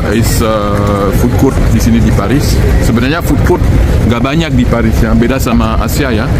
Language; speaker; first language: Indonesian; non-native, fluent; French